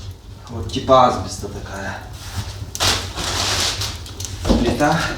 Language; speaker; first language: Russian; native; Russian